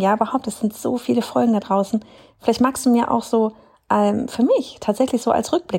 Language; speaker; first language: German; native; German